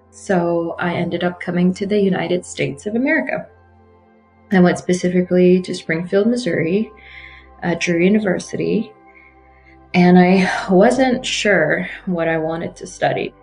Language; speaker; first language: English; non-native, fluent; Arabic